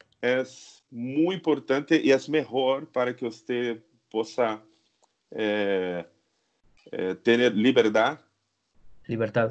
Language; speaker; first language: Spanish; non-native, learner; Portuguese